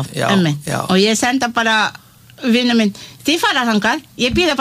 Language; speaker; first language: Icelandic; non-native, learner; Malay